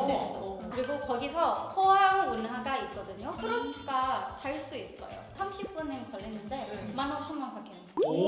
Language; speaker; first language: Korean; non-native, fluent; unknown